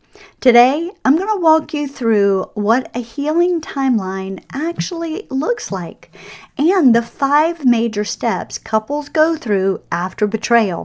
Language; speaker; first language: English; native; English